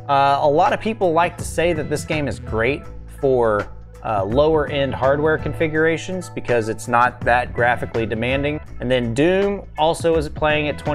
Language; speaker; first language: English; native; English